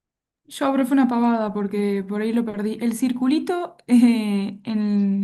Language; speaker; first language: Spanish; native; Spanish